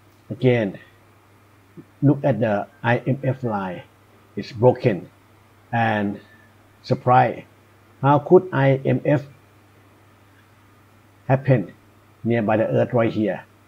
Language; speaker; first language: English; non-native, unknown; Thai